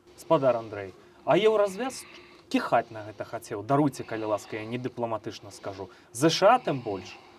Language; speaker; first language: Belarusian; native; Belarusian